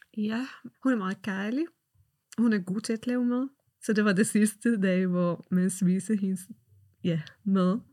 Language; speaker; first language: Danish; non-native, fluent; Arabic